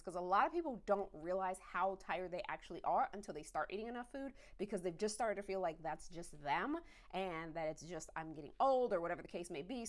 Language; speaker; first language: English; native; English